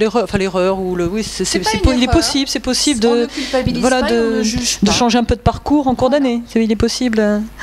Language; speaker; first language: French; native; French